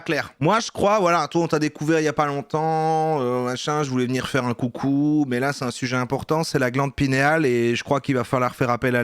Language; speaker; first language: French; native; French